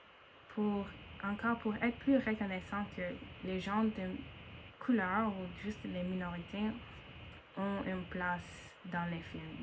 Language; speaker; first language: French; non-native, learner; English